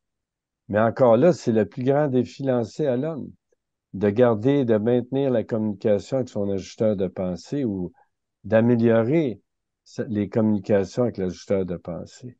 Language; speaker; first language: French; native; French